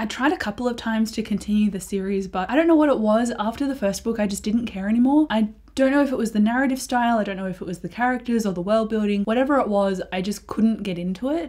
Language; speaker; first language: English; native; English